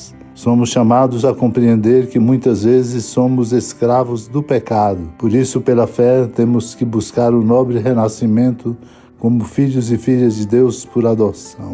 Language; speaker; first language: Portuguese; native; Portuguese